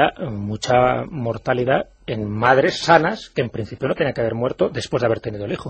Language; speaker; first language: Spanish; native; Spanish